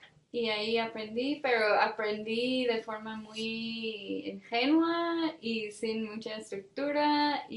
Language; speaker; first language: Spanish; non-native, fluent; English